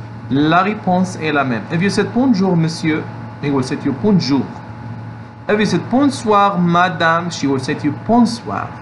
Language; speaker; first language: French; non-native, fluent; Arabic